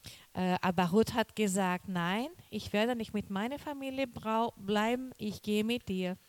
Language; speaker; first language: German; non-native, learner; Portuguese